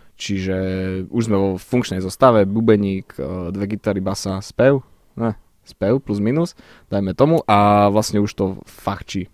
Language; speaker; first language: Slovak; early bilingual, other home language; Czech